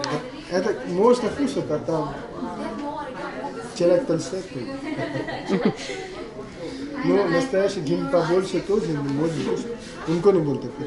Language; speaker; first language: Russian; non-native, learner; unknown